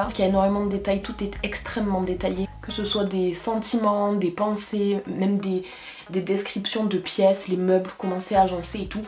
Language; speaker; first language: French; native; French